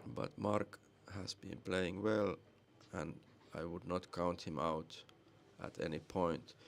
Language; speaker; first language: English; non-native, fluent; Finnish